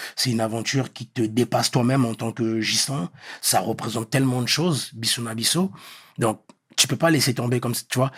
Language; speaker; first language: French; early bilingual, other home language; Lingala